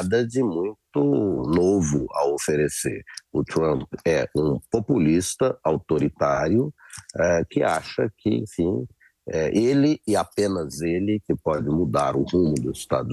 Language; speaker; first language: Portuguese; native; Portuguese